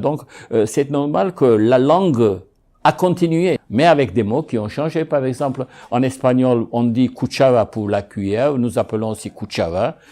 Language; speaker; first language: French; non-native, local second language; Ladino